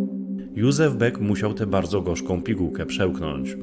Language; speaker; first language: Polish; native; Polish